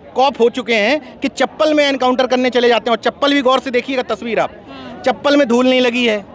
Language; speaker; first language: Hindi; native; Hindi